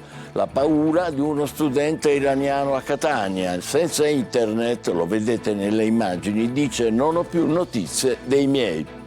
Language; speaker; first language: Italian; native; Italian